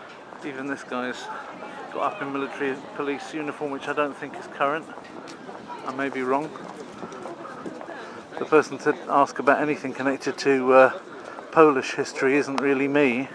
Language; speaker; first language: English; native; English